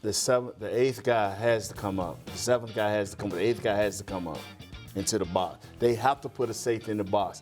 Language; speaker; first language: English; native; English